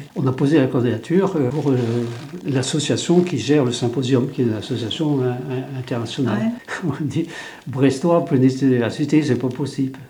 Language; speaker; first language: French; non-native, local second language; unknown